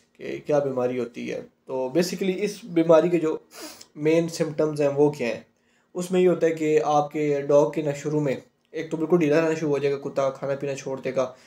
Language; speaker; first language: Urdu; non-native, local second language; Punjabi